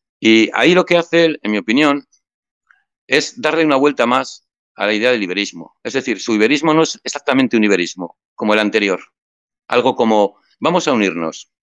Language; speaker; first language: Spanish; native; Spanish